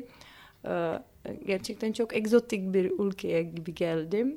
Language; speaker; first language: Turkish; non-native, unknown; Czech